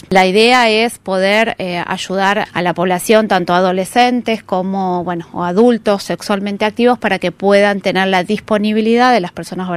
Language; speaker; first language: Spanish; native; Spanish